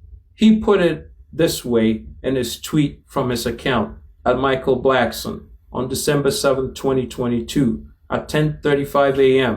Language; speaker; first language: English; non-native, local second language; Akan